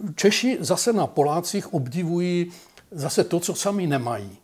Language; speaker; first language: Czech; native; Czech